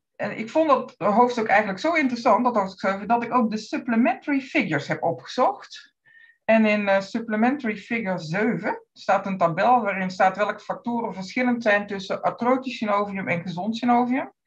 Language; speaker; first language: Dutch; native; Dutch